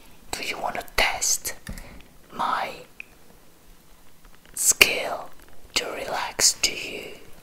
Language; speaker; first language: English; non-native, learner; Italian